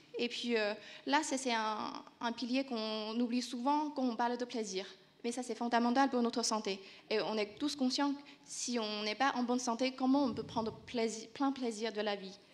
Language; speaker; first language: French; non-native, fluent; Chinese